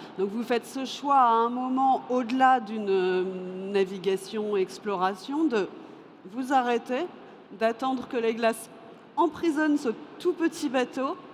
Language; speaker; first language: French; native; French